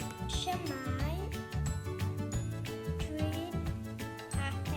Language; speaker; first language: Welsh; non-native, learner; English